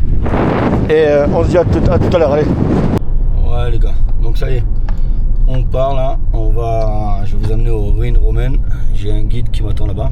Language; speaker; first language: French; native; French